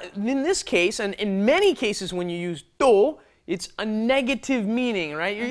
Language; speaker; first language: English; native; English